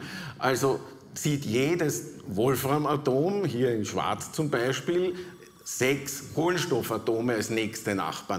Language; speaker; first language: German; native; German